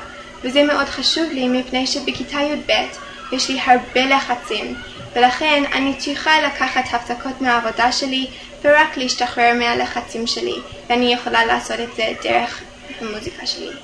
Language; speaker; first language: Hebrew; non-native, fluent; English